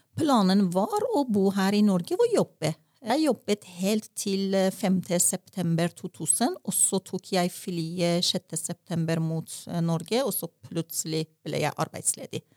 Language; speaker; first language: Norwegian; non-native, fluent; Persian